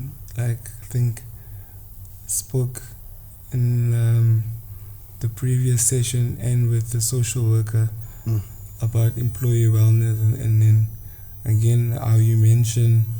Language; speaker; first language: English; non-native, local second language; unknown